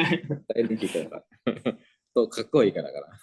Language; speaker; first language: Japanese; non-native, fluent; Thai